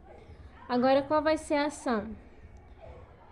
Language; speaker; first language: Portuguese; native; Portuguese